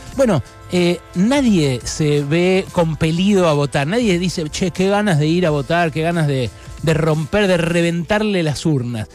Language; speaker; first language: Spanish; native; Spanish